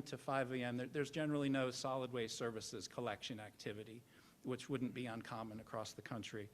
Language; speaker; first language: English; native; English